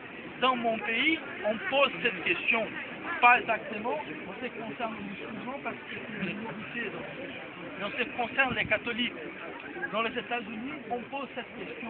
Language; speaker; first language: French; non-native, fluent; Portuguese